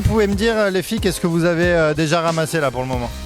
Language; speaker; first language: French; native; French